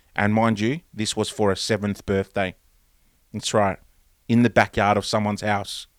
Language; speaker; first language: English; early bilingual, other home language; Greek